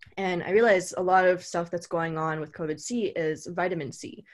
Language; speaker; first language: English; native; English